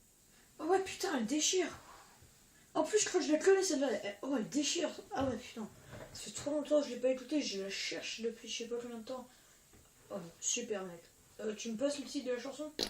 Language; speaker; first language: French; native; French